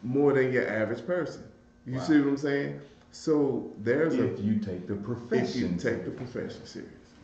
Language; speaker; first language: English; native; English